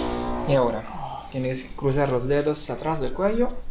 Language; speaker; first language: Spanish; non-native, fluent; Italian